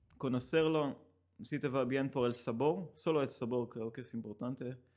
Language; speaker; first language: Spanish; non-native, learner; Hebrew